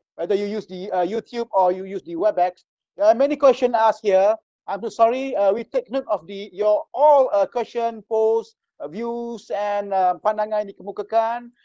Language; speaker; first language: English; non-native, local second language; Malay